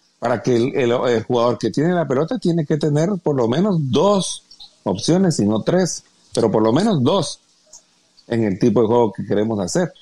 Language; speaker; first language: Spanish; native; Spanish